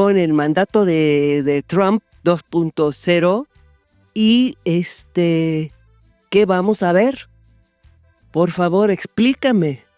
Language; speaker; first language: Spanish; non-native, fluent; English